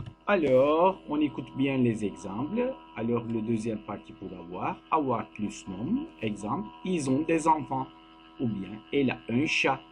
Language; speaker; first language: French; non-native, learner; Turkish